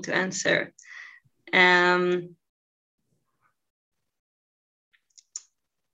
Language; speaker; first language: English; non-native, fluent; Hebrew